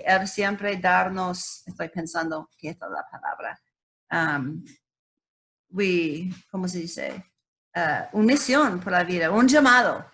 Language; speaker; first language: Spanish; non-native, learner; English